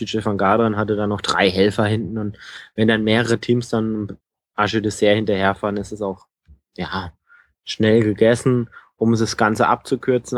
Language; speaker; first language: German; native; German